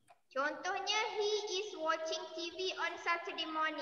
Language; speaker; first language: English; non-native, local second language; Malay